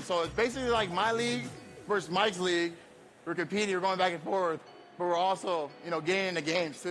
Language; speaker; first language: English; native; English